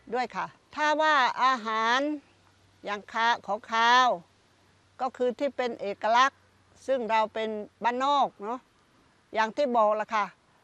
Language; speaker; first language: Thai; non-native, local second language; Khmer